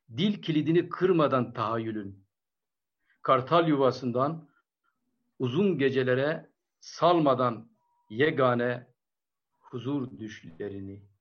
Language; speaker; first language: Turkish; non-native, local second language; Kurdish